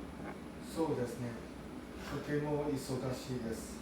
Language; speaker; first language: Japanese; non-native, learner; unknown